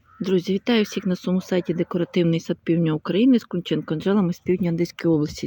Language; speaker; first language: Ukrainian; native; Ukrainian